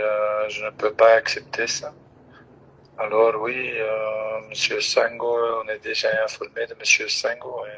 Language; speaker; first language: French; non-native, local second language; Dutch